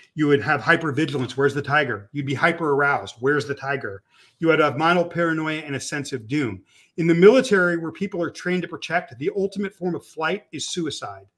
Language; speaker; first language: English; native; English